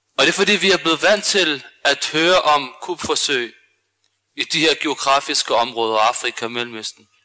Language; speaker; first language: Danish; early bilingual, other home language; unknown